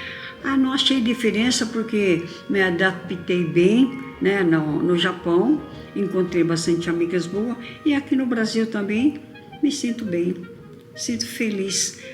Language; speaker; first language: Portuguese; non-native, local second language; Japanese